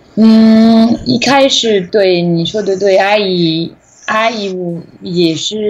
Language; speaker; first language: Chinese; non-native, fluent; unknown